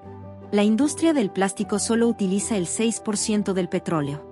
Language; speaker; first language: Spanish; native; Spanish